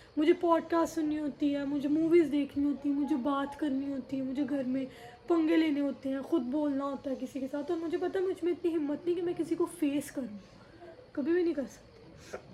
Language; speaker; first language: Hindi; early bilingual, heritage; Urdu